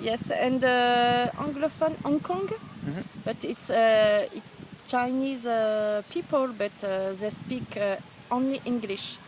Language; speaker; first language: English; non-native, learner; French